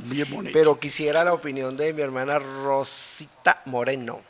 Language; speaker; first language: Spanish; native; Spanish